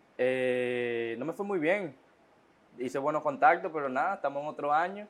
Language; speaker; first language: Spanish; native; Spanish